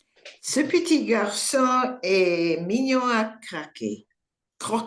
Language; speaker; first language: French; non-native, learner; English